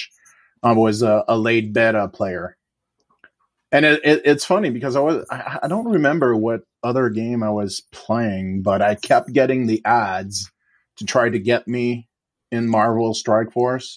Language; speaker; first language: English; native; English